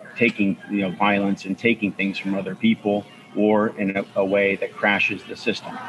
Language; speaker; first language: English; native; English